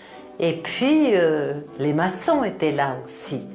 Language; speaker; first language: French; native; French